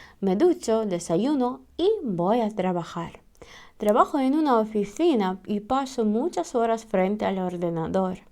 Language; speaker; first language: Spanish; non-native, fluent; Ukrainian